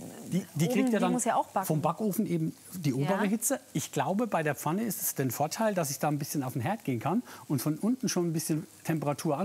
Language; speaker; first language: German; native; German